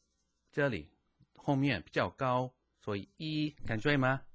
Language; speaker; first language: Chinese; non-native, fluent; English